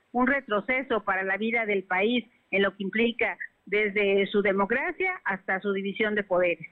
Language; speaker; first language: Spanish; native; Spanish